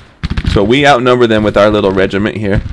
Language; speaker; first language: English; native; English